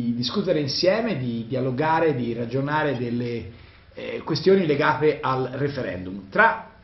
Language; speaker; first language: Italian; native; Italian